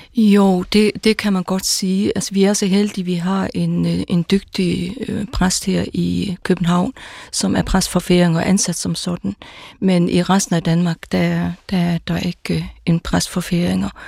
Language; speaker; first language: Danish; non-native, local second language; Faroese